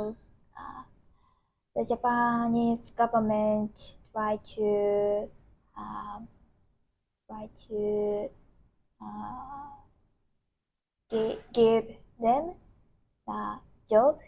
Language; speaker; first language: English; non-native, learner; Japanese